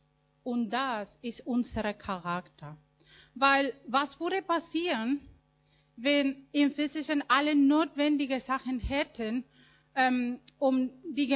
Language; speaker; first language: German; non-native, fluent; Spanish